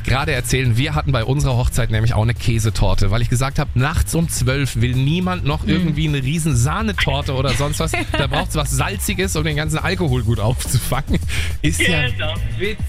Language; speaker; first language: German; native; German